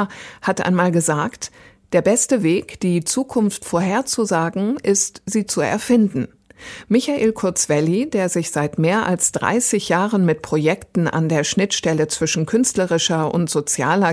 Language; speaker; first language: German; native; German